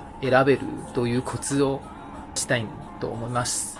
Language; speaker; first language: Japanese; non-native, fluent; Chinese